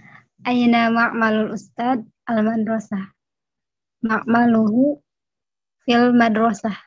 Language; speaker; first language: Arabic; non-native, learner; Indonesian